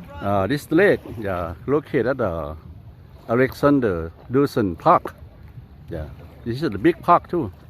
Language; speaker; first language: English; non-native, fluent; Lao